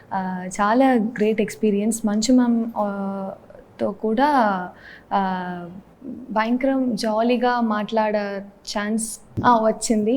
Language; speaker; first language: Telugu; non-native, learner; Tamil